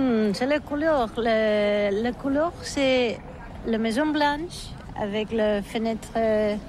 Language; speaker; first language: French; non-native, learner; Catalan